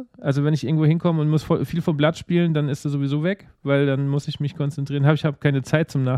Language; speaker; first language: German; native; German